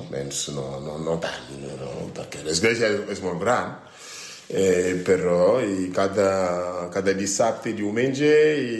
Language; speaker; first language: Catalan; non-native, learner; French